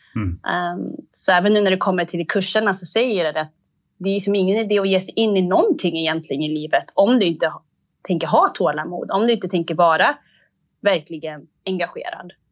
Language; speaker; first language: Swedish; early bilingual, other home language; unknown